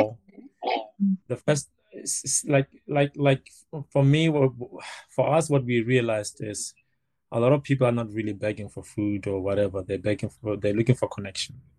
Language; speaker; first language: English; non-native, local second language; Northern Sotho